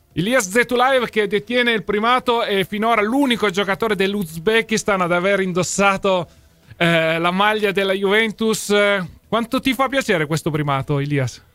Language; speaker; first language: Italian; native; Italian